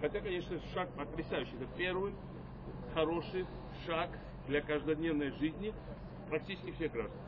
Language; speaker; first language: Russian; non-native, local second language; Georgian